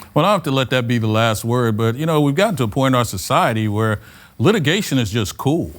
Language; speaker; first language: English; native; English